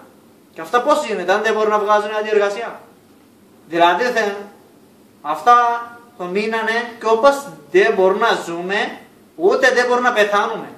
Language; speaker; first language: Greek; non-native, learner; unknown